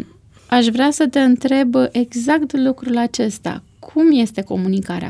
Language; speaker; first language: Romanian; native; Romanian